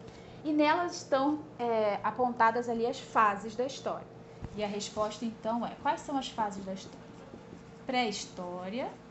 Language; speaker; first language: Portuguese; native; Portuguese